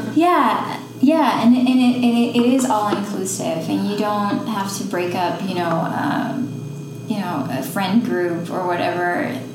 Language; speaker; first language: English; non-native, fluent; Dutch